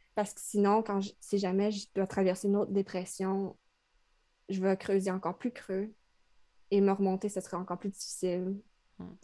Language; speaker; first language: French; native; French